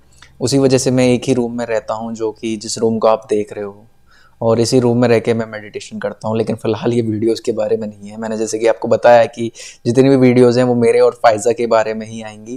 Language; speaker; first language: Hindi; native; Hindi